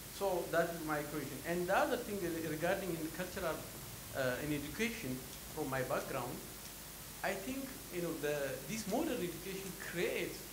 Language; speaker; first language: English; non-native, fluent; Amharic